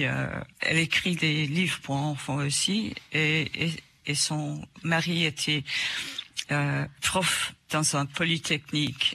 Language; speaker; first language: French; non-native, fluent; English